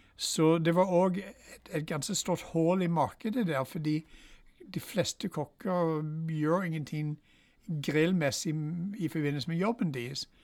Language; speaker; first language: Norwegian; non-native, fluent; English